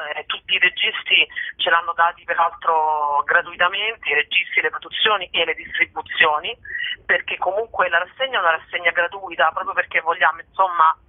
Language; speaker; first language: Italian; native; Italian